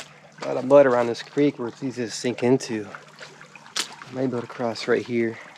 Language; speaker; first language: English; native; English